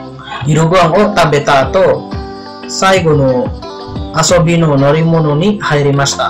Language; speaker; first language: Japanese; non-native, learner; Indonesian